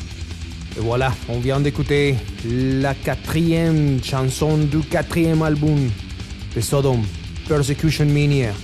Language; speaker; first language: French; non-native, fluent; Spanish